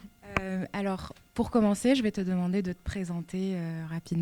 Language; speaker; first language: French; native; French